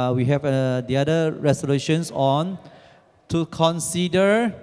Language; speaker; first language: English; non-native, local second language; Chinese